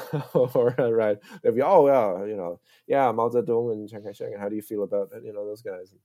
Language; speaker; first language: English; early bilingual, other home language; Chinese